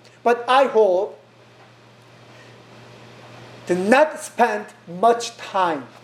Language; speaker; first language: English; non-native, learner; Korean